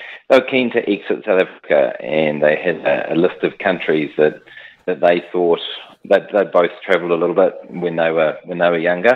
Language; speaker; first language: English; native; English